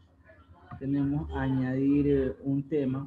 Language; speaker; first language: Spanish; native; Spanish